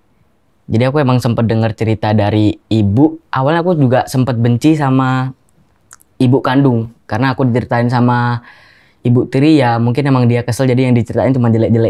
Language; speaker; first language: Indonesian; non-native, local second language; Javanese